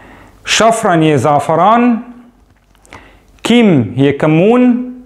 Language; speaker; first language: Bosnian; non-native, fluent; Arabic